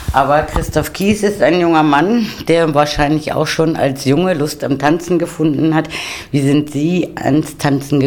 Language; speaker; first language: German; native; German